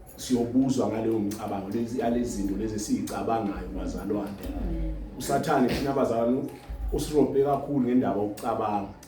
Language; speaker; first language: Zulu; native; Zulu